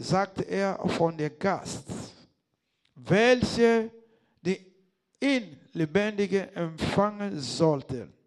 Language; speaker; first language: German; non-native, learner; Lingala